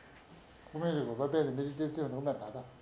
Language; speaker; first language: Italian; non-native, learner; Tibetan